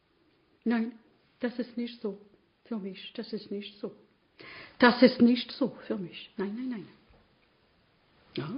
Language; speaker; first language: German; non-native, learner; French